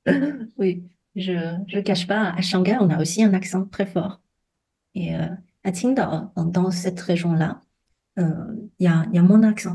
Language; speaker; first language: French; non-native, fluent; Chinese